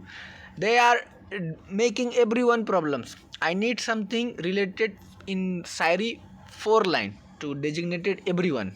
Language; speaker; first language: English; non-native, learner; Hindi